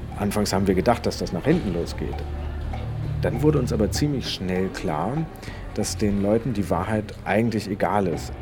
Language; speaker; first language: German; native; German